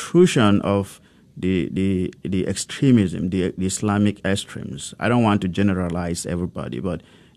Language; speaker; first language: English; non-native, local second language; Hausa